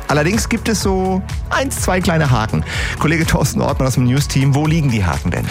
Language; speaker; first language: German; native; German